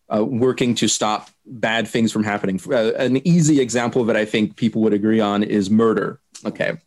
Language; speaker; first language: English; non-native, fluent; German